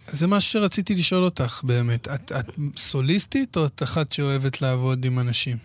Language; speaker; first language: Hebrew; native; Hebrew